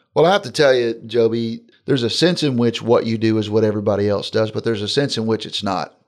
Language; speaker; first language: English; native; English